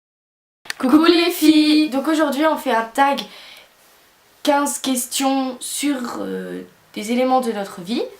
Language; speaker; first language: French; native; French